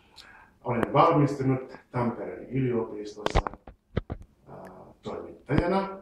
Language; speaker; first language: Finnish; non-native, fluent; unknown